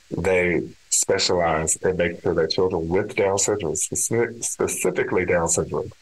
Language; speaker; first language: English; native; English